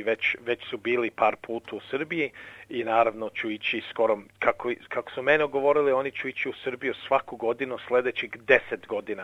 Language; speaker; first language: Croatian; early bilingual, heritage; English